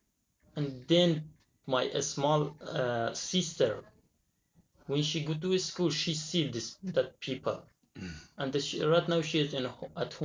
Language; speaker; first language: English; non-native, learner; Persian